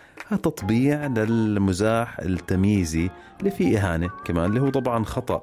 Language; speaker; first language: Arabic; native; Arabic